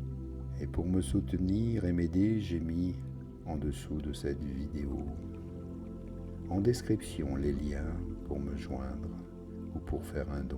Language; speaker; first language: French; native; French